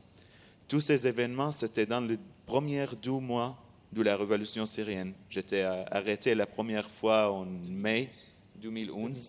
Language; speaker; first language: French; non-native, learner; Arabic